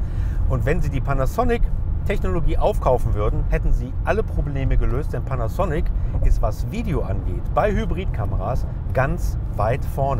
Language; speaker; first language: German; native; German